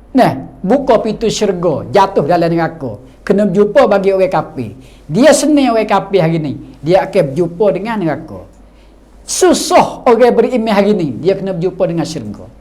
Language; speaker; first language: Malay; native; Malay